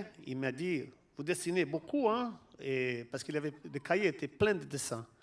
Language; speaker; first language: French; non-native, fluent; Portuguese